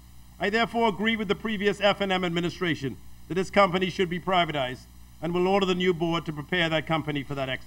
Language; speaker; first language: English; native; English